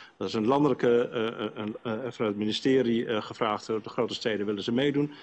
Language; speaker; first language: Dutch; native; Dutch